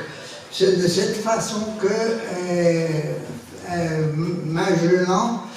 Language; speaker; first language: French; non-native, fluent; Spanish